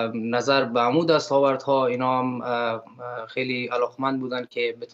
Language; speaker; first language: Persian; native; Persian